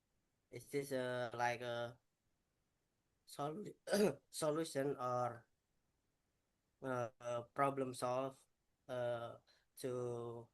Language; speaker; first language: English; non-native, learner; Indonesian